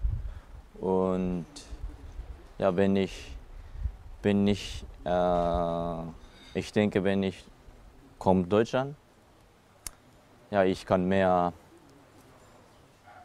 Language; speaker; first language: German; non-native, learner; Japanese